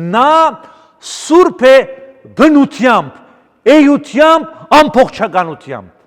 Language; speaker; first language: Armenian; early bilingual, heritage; Armenian